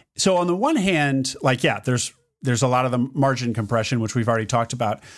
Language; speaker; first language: English; native; English